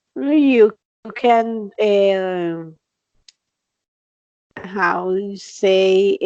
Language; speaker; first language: English; non-native, learner; Spanish